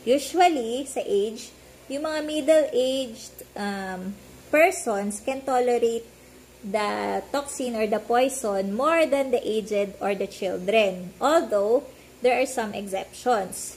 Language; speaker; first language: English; non-native, local second language; Filipino